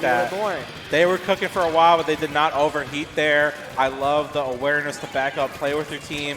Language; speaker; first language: English; native; English